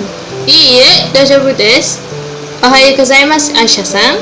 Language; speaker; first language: Japanese; non-native, learner; Malay